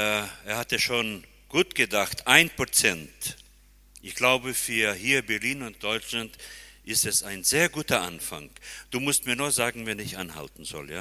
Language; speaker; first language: German; early bilingual, heritage; German